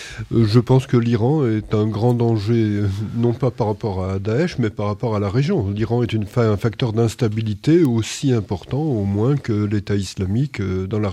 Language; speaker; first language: French; native; French